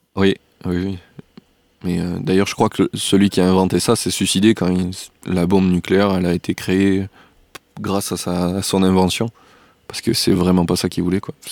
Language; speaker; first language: French; native; French